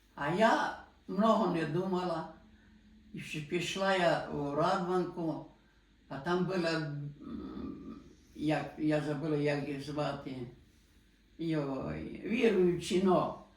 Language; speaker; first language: Ukrainian; native; Ukrainian